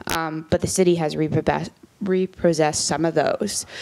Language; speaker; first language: English; native; English